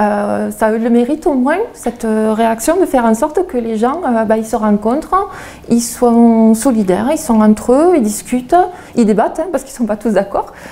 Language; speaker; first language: French; native; French